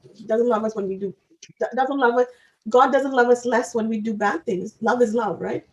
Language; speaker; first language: English; non-native, local second language; Hindi